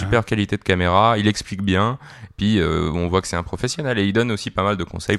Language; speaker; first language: French; native; French